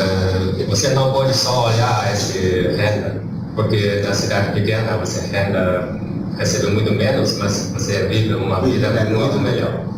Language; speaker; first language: Portuguese; non-native, learner; Chinese